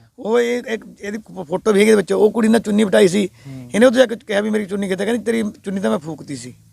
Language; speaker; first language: Punjabi; native; Punjabi